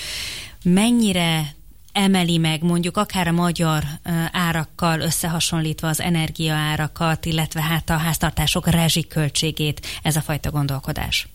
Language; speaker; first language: Hungarian; native; Hungarian